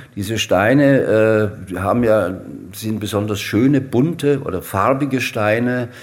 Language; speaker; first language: German; native; German